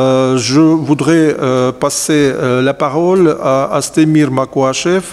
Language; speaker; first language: French; non-native, fluent; Russian